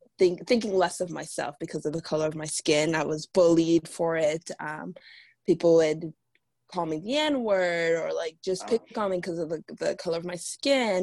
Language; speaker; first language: English; native; English